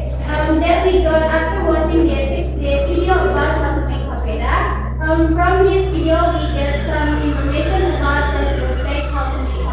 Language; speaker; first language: English; non-native, learner; Indonesian